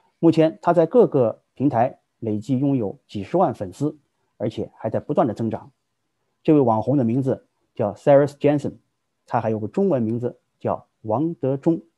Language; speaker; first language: Chinese; native; Chinese